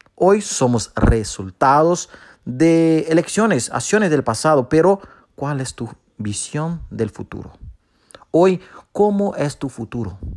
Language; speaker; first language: Spanish; non-native, fluent; Portuguese